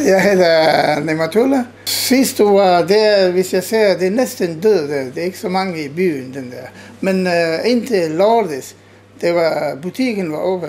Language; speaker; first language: Danish; non-native, learner; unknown